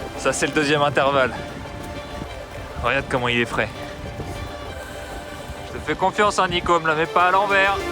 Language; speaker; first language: French; native; French